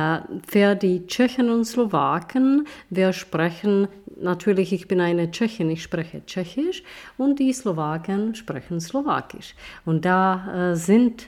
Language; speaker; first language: German; non-native, fluent; Czech